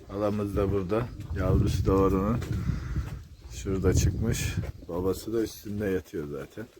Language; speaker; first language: Turkish; native; Turkish